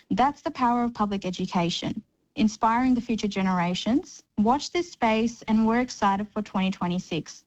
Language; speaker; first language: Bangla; early bilingual, heritage; Bangla